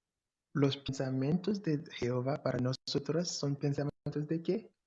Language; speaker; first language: Spanish; non-native, fluent; English